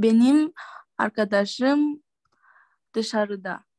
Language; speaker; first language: Turkish; non-native, learner; Kyrgyz